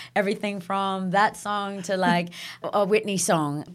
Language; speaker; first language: English; native; English